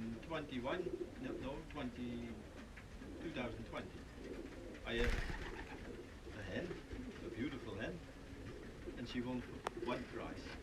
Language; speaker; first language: English; non-native, learner; Dutch